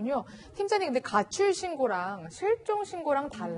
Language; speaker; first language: Korean; native; Korean